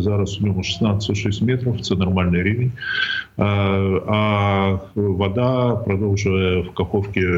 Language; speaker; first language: Ukrainian; native; Ukrainian